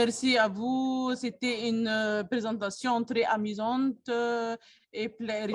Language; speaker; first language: French; non-native, learner; Arabic